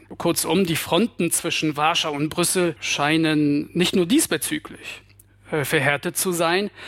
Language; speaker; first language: German; non-native, fluent; Polish